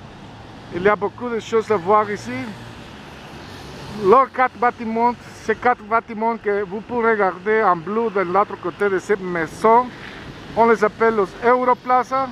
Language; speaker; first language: French; non-native, fluent; Spanish